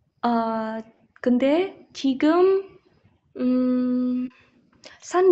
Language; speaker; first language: Korean; non-native, learner; Indonesian